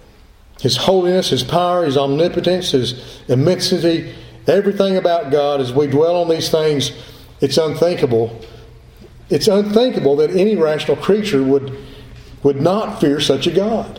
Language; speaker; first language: English; native; English